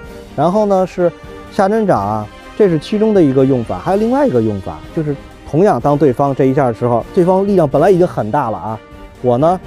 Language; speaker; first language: Chinese; native; Chinese